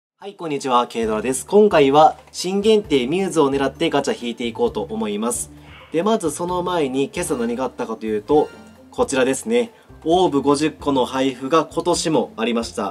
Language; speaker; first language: Japanese; native; Japanese